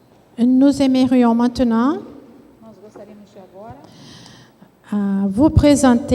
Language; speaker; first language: French; non-native, fluent; Portuguese